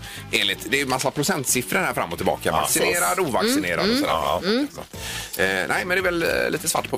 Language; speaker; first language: Swedish; native; Swedish